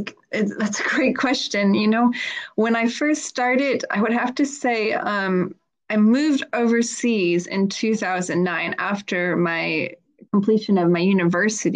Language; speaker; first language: English; native; English